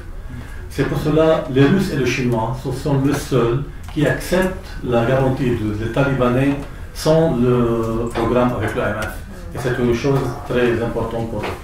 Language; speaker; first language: French; non-native, local second language; Arabic